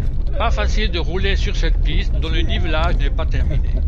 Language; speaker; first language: French; native; French